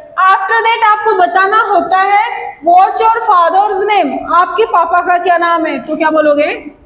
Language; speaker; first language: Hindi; native; Hindi